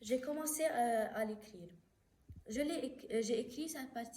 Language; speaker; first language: French; non-native, local second language; Arabic